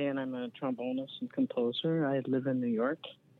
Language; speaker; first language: English; native; English